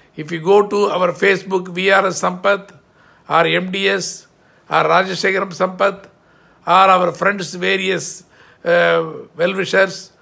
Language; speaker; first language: English; non-native, local second language; Tamil